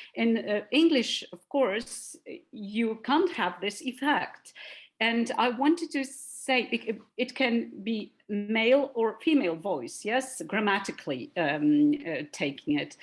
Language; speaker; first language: English; non-native, fluent; Polish